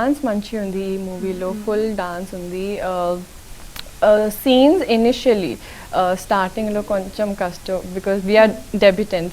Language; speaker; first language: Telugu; non-native, local second language; Urdu